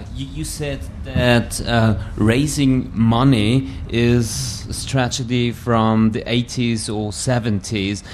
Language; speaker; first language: English; non-native, fluent; German